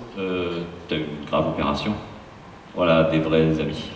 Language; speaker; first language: French; native; French